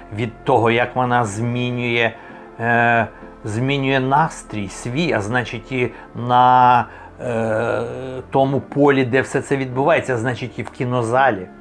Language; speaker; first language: Ukrainian; native; Ukrainian